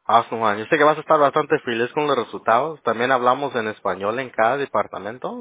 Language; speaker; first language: Spanish; early bilingual, heritage; Spanish